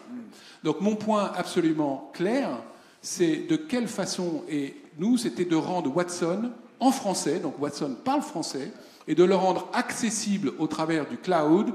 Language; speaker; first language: French; native; French